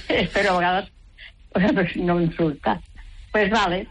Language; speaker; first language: Catalan; native; Catalan